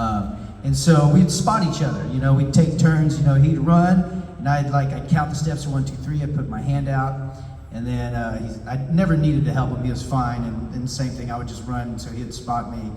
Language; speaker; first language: English; native; English